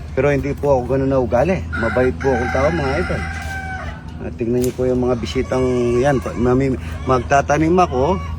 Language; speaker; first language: Filipino; native; Filipino